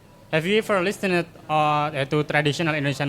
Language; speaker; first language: English; non-native, learner; Indonesian